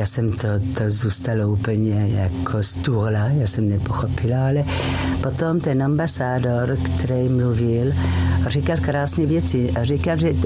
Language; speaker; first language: Czech; non-native, fluent; French